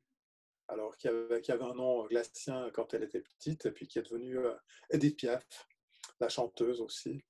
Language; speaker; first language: French; native; French